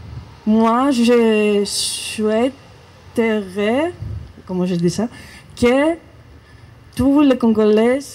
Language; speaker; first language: French; non-native, learner; Greek